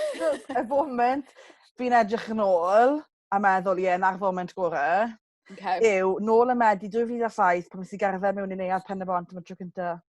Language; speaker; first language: Welsh; native; Welsh